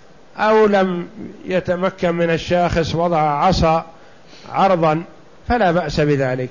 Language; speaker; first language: Arabic; native; Arabic